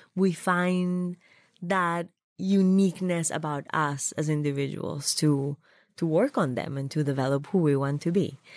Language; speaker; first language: English; non-native, fluent; Spanish